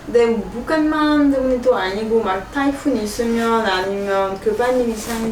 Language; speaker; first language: Korean; non-native, learner; French